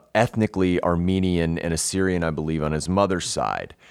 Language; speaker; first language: English; native; English